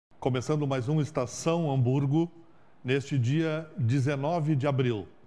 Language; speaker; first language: Portuguese; native; Portuguese